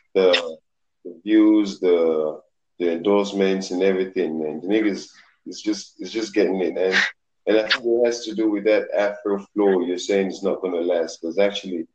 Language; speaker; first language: English; non-native, local second language; Yoruba